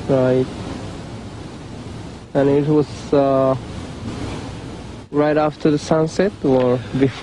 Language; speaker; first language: English; non-native, learner; Japanese